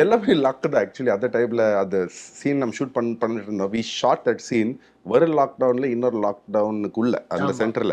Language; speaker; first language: Tamil; non-native, local second language; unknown